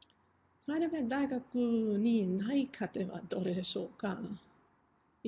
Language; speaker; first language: Japanese; non-native, fluent; German